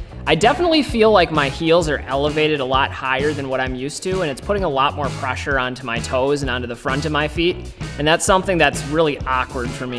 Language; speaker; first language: English; native; English